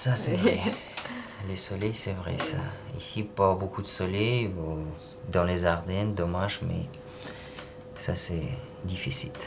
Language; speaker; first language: French; non-native, learner; Russian